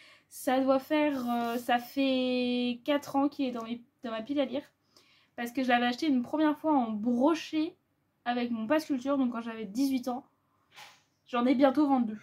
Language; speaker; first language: French; native; French